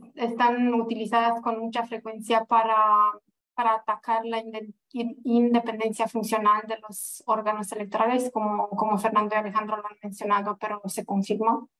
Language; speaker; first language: Spanish; non-native, fluent; Romanian